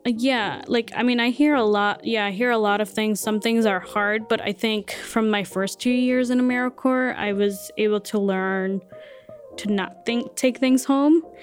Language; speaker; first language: English; early bilingual, other home language; Spanish